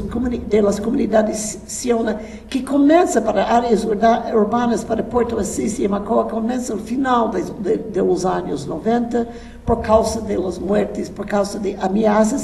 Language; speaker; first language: Spanish; non-native, fluent; English